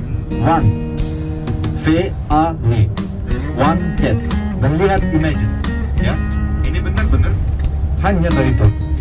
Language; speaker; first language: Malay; non-native, fluent; Turkish